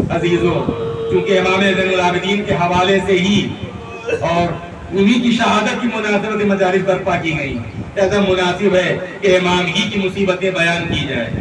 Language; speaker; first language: Urdu; native; Urdu